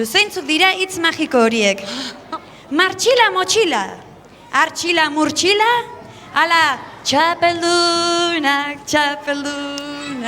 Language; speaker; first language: Basque; native; Basque